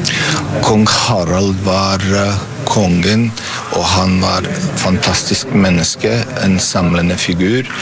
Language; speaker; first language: Norwegian; non-native, fluent; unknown